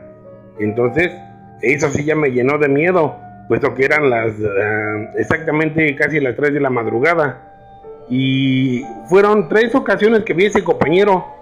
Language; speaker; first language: Spanish; native; Spanish